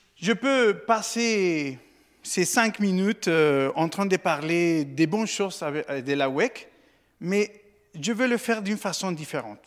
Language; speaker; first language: French; non-native, fluent; Spanish